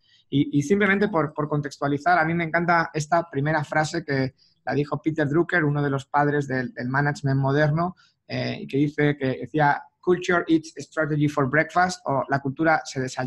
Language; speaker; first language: Spanish; native; Spanish